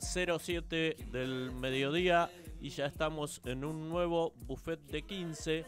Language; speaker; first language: Spanish; native; Spanish